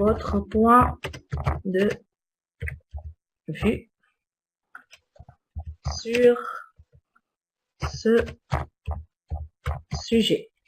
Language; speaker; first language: French; non-native, local second language; Arabic